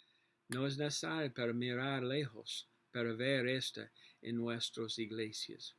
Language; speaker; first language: Spanish; non-native, learner; English